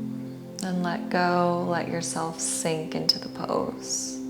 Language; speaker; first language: English; native; English